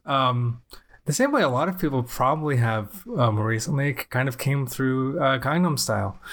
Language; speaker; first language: English; native; English